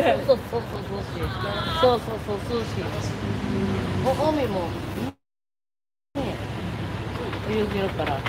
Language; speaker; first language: Japanese; non-native, fluent; Filipino